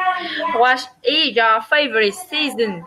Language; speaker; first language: English; non-native, learner; Vietnamese